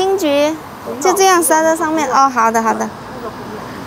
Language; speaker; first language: Chinese; non-native, fluent; Indonesian